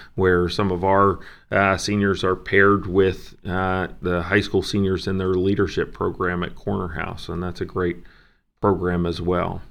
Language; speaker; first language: English; native; English